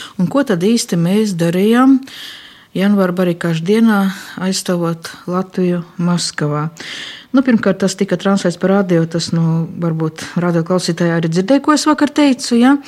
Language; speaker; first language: Latvian; non-native, local second language; Russian